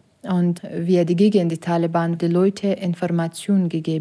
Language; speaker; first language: German; non-native, learner; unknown